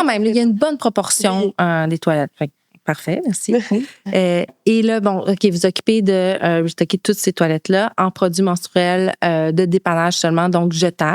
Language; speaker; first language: French; native; French